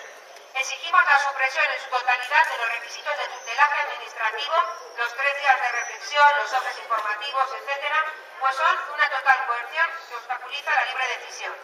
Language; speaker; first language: Spanish; native; Spanish